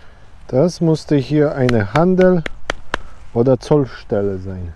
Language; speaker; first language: German; non-native, learner; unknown